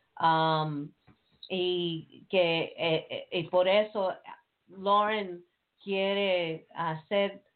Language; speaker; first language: Spanish; non-native, learner; English